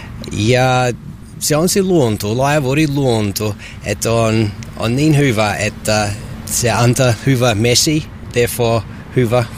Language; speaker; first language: Finnish; non-native, fluent; English